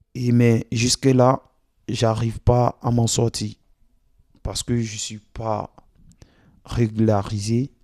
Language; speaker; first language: French; non-native, local second language; Dyula